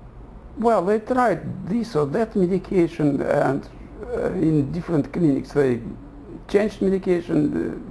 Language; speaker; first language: English; non-native, fluent; Russian